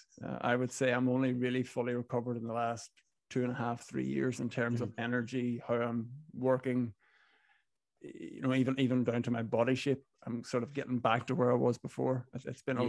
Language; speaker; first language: English; native; English